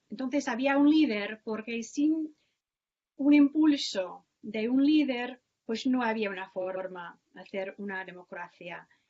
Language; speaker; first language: Spanish; non-native, fluent; English